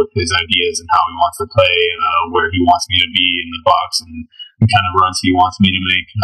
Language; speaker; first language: English; early bilingual, other home language; Spanish